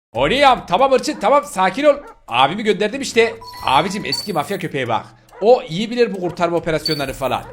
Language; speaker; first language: Turkish; native; Turkish